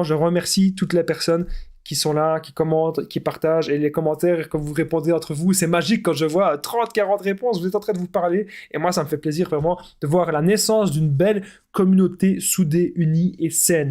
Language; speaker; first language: French; native; French